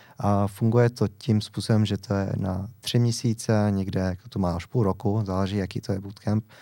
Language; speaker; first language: Czech; non-native, fluent; English